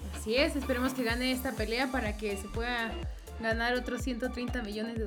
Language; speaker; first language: Spanish; native; Spanish